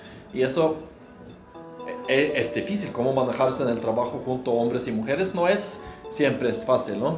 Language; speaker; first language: Spanish; non-native, fluent; Norwegian